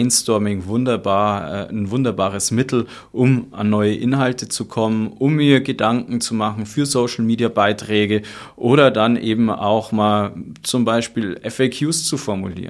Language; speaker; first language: German; native; German